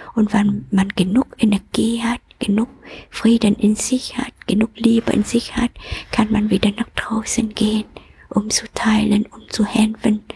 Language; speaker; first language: German; non-native, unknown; Vietnamese